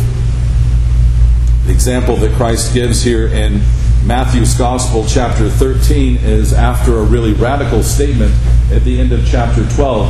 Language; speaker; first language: English; native; English